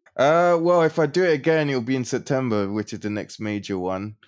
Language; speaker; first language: English; native; English